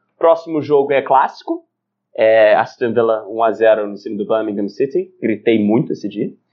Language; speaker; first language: Portuguese; non-native, fluent; English